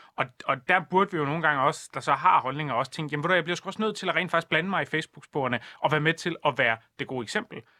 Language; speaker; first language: Danish; native; Danish